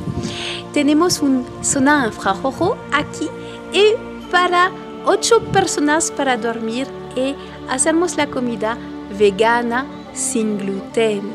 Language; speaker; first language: Spanish; non-native, learner; French